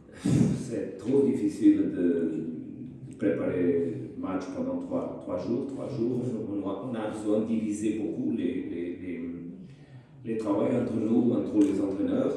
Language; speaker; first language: French; non-native, fluent; Portuguese